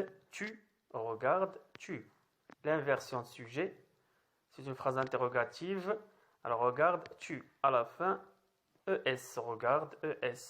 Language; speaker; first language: French; non-native, local second language; Arabic